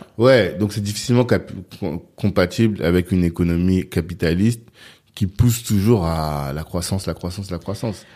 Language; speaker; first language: French; native; French